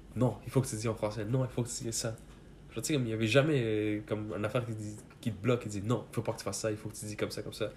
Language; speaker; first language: French; early bilingual, other home language; Persian